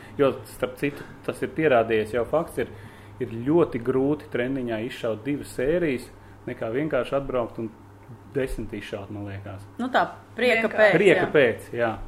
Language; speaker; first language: Latvian; native; Latvian